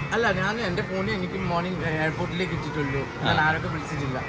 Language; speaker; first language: Malayalam; non-native, fluent; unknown